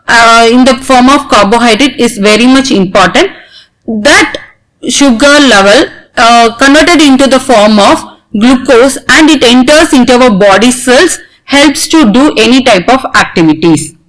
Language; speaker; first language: English; non-native, local second language; Tamil